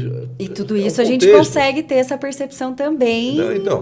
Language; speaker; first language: Portuguese; native; Portuguese